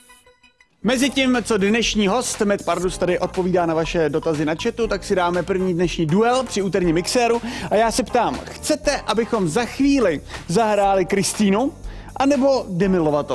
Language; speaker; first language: Czech; native; Czech